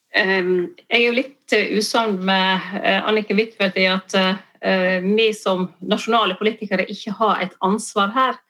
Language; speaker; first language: Norwegian; native; Norwegian